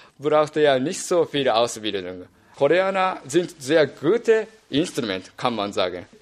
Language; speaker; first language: German; non-native, learner; Japanese